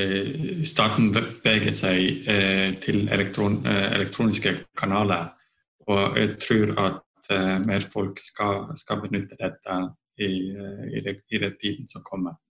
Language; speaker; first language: Norwegian; non-native, fluent; Estonian